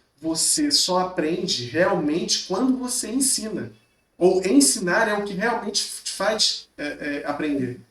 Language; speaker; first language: Portuguese; native; Portuguese